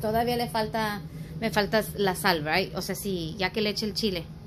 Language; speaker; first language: Spanish; early bilingual, heritage; Spanish